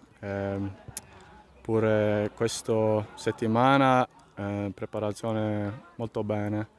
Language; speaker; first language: Italian; non-native, learner; Swedish